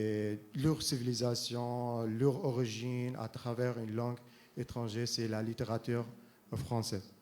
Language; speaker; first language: French; non-native, fluent; Arabic